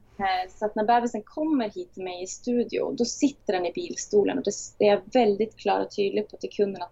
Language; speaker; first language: Swedish; native; Swedish